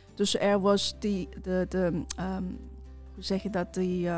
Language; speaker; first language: Dutch; non-native, fluent; Chinese